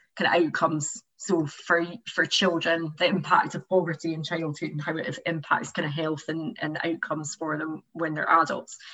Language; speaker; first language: English; native; English